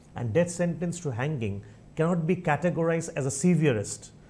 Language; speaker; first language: English; non-native, local second language; Bangla